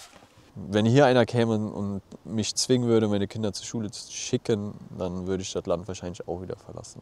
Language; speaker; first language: German; native; German